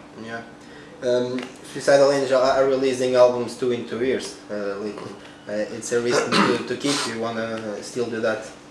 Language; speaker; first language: English; non-native, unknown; Portuguese